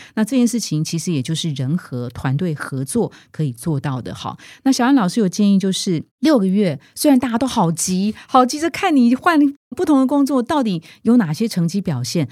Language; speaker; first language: Chinese; native; Chinese